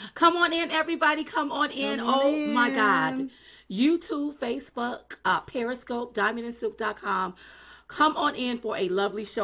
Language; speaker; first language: English; native; English